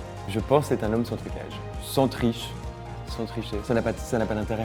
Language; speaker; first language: French; native; French